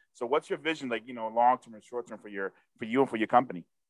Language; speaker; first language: English; early bilingual, other home language; Spanish